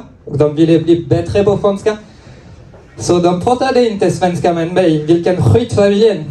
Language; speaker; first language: Swedish; non-native, learner; French